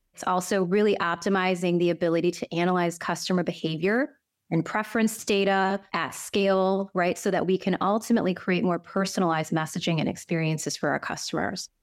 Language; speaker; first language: English; native; English